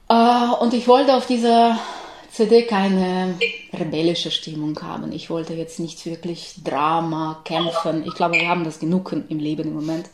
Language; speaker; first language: German; non-native, fluent; Ukrainian